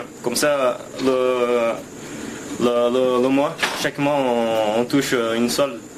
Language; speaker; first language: French; non-native, fluent; Portuguese